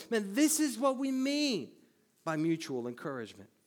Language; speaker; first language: English; native; English